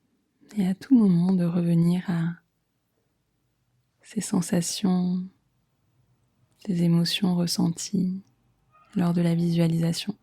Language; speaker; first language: French; native; French